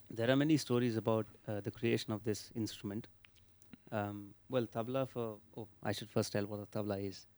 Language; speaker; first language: English; non-native, local second language; Marathi